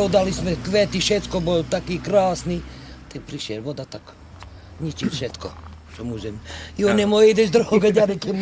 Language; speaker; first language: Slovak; non-native, local second language; Hungarian